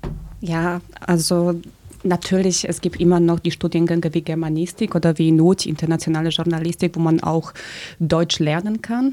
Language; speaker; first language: German; early bilingual, other home language; Polish